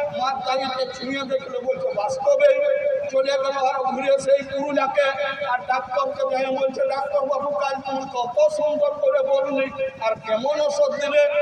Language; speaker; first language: Bangla; non-native, local second language; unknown